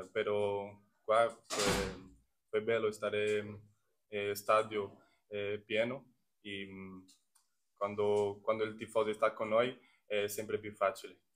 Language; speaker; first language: Italian; non-native, learner; Portuguese